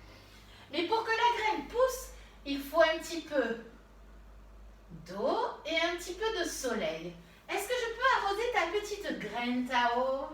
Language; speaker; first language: French; native; French